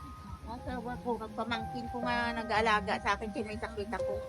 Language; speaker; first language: Filipino; non-native, local second language; Cebuano